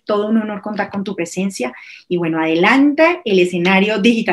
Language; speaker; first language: Spanish; native; Spanish